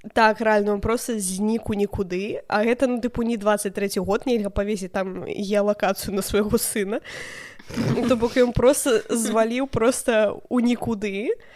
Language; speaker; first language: Belarusian; non-native, local second language; Russian